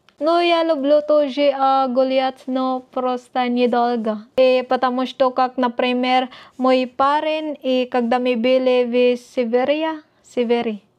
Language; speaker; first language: Russian; non-native, learner; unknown